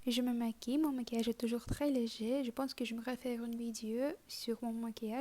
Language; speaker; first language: French; non-native, fluent; Russian